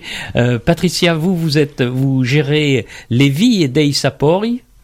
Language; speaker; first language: French; native; French